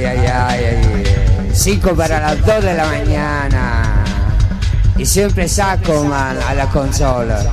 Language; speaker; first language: Spanish; non-native, learner; Italian